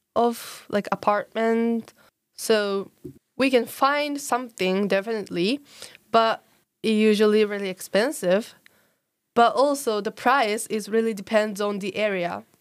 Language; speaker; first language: English; non-native, learner; Japanese